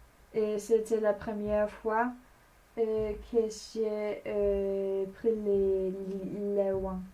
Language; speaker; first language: French; non-native, learner; Danish